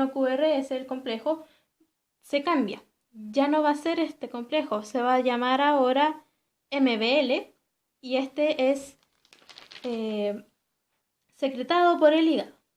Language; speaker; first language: Spanish; native; Spanish